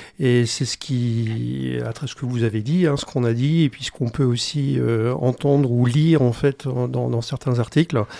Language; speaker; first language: French; native; French